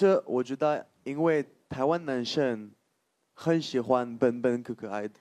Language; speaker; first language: Chinese; non-native, learner; French